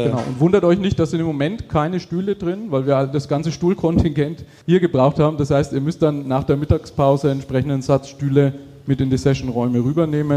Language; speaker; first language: German; native; German